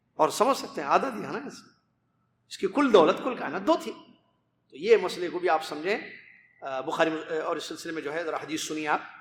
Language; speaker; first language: Urdu; native; Urdu